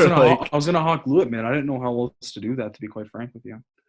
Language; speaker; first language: English; native; English